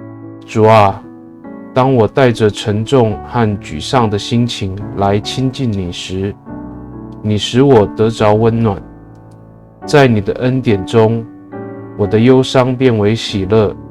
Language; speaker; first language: Chinese; non-native, local second language; Amis